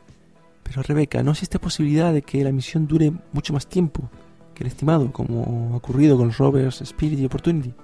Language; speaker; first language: Spanish; native; Spanish